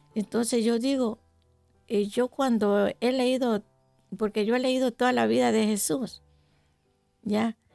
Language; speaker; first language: Spanish; native; Spanish